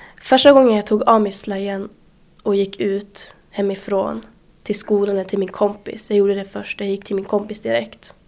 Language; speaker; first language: Swedish; early bilingual, other home language; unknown